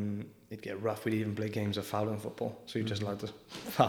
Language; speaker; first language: English; native; English